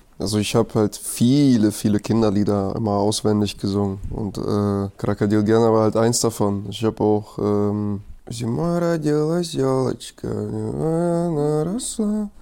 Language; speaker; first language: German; early bilingual, other home language; Russian